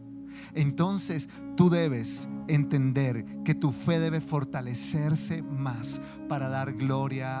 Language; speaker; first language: Spanish; native; Spanish